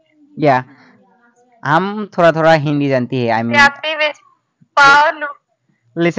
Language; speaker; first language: Hindi; non-native, learner; Bangla